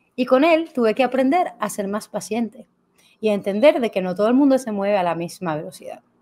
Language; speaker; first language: Spanish; native; Spanish